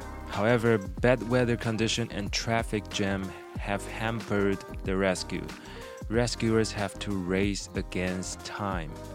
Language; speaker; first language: English; non-native, fluent; Chinese